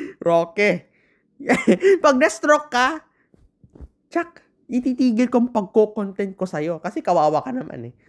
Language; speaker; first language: Filipino; non-native, local second language; Iloko